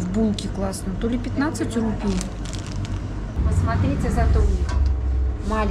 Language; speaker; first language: Russian; native; Russian